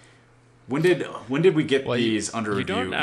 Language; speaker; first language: English; native; English